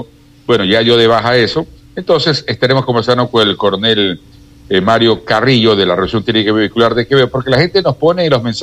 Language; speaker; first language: Spanish; native; Spanish